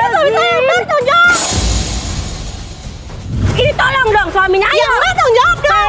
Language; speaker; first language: Indonesian; native; Indonesian